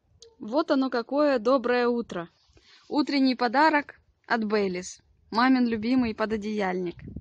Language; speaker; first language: Russian; native; Russian